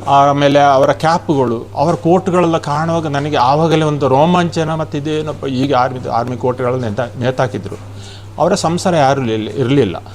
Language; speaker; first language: Kannada; non-native, local second language; Kodava